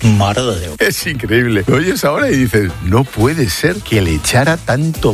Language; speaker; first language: Spanish; native; Spanish